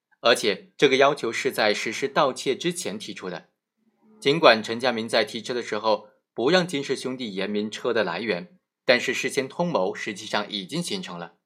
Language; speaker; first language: Chinese; native; Chinese